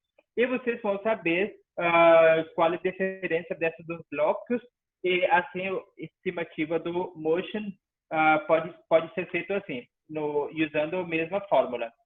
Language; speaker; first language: Portuguese; non-native, fluent; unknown